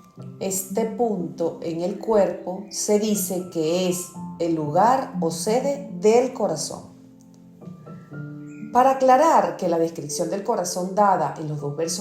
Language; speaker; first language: Spanish; native; Spanish